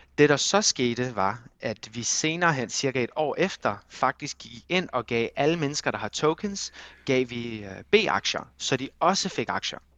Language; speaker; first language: Danish; early bilingual, other home language; Armenian